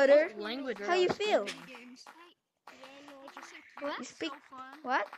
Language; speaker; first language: English; non-native, local second language; French